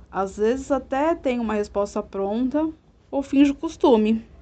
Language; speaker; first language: Portuguese; native; Portuguese